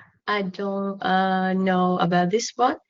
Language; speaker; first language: English; non-native, learner; Vietnamese